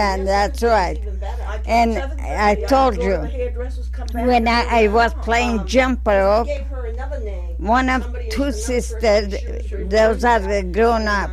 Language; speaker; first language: English; non-native, learner; Armenian